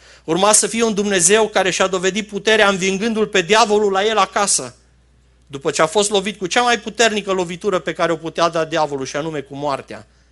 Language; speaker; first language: Romanian; native; Romanian